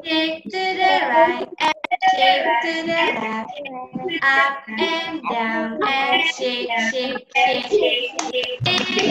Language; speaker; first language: English; non-native, learner; Indonesian